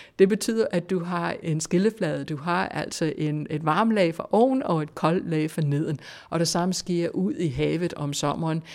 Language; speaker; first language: Danish; non-native, fluent; English